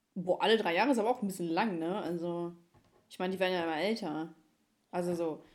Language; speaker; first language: German; early bilingual, other home language; Ukrainian